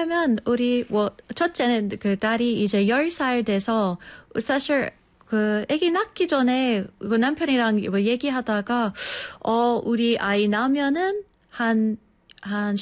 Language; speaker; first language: Korean; non-native, fluent; English